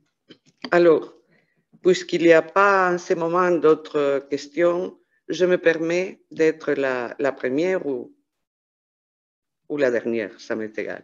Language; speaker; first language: French; non-native, fluent; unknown